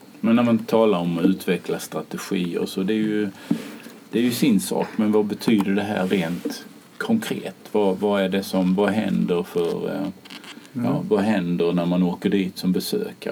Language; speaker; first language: Swedish; native; Swedish